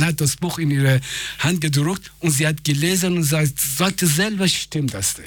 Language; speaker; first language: German; non-native, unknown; Persian